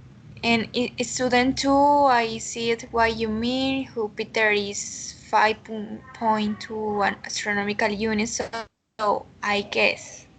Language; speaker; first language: English; non-native, learner; Spanish